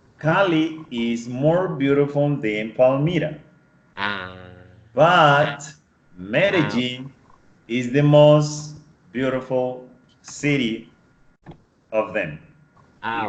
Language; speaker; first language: English; non-native, fluent; Spanish